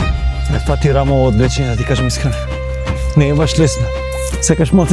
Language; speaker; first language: Macedonian; native; Macedonian